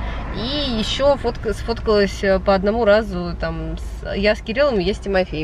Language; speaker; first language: Russian; native; Russian